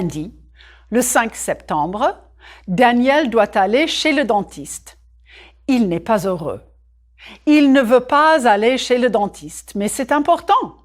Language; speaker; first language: French; non-native, fluent; English